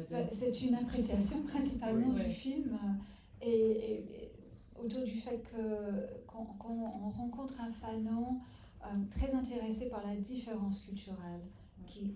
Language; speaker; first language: French; non-native, fluent; English